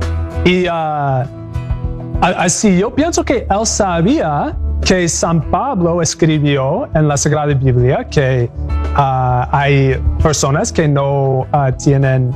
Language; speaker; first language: Spanish; non-native, learner; English